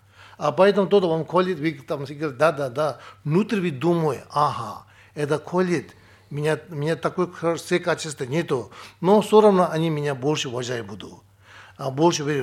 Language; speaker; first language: Russian; non-native, learner; Tibetan